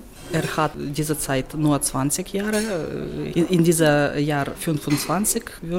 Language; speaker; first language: German; non-native, learner; Ukrainian